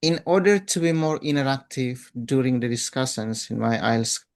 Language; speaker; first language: English; non-native, fluent; Indonesian